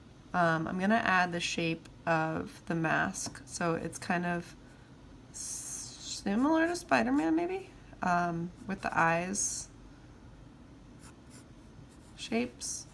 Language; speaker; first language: English; native; English